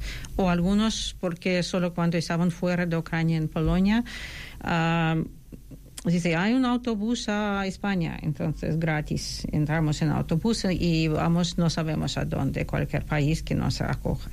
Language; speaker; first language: Spanish; non-native, fluent; Ukrainian